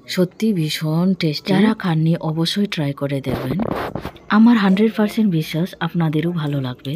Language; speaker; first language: Bangla; non-native, local second language; Bodo